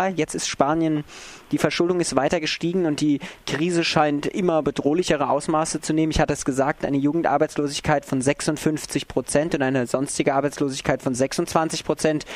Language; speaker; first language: German; native; German